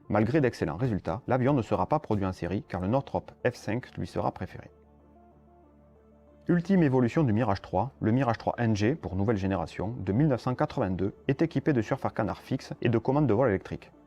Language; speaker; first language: French; native; French